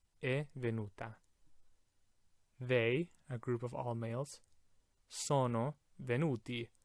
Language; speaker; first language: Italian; non-native, fluent; English